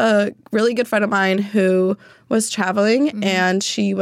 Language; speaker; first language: English; native; English